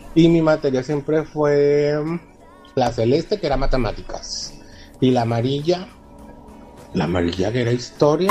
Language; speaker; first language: Spanish; native; Spanish